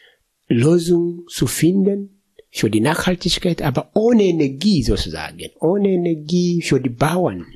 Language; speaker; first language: German; non-native, fluent; Swahili